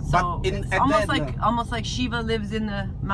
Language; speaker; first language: English; native; English